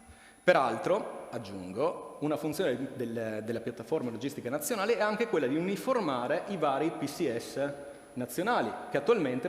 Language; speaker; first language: Italian; native; Italian